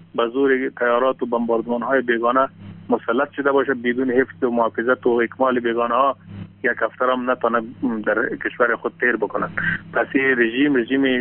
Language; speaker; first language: Persian; non-native, local second language; Pashto